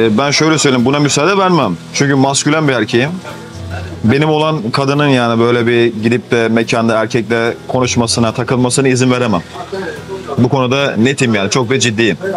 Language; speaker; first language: Turkish; native; Turkish